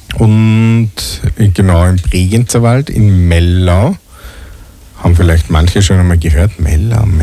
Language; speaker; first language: German; native; German